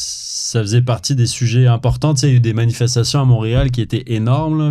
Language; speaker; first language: French; native; French